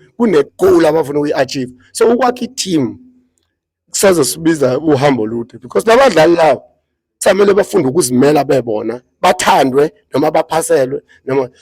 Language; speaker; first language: Zulu; native; Zulu